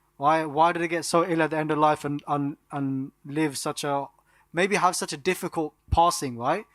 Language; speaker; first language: English; non-native, local second language; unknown